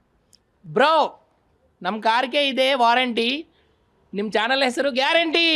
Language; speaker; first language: Kannada; non-native, learner; Telugu